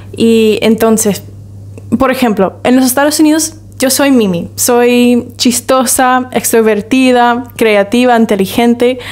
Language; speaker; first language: Spanish; non-native, fluent; English